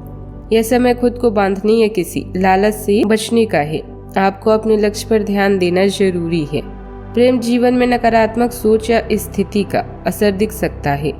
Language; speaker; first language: Hindi; native; Hindi